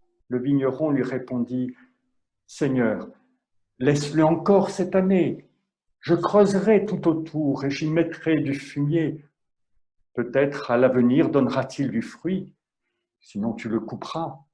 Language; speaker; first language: French; native; French